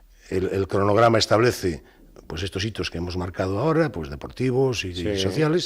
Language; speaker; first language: Spanish; native; Spanish